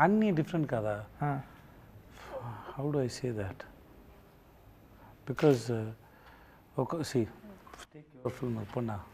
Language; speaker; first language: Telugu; non-native, learner; Tamil